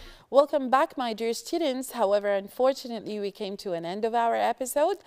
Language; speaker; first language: English; non-native, fluent; Arabic